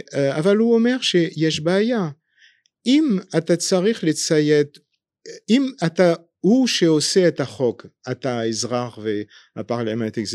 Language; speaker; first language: Hebrew; non-native, fluent; French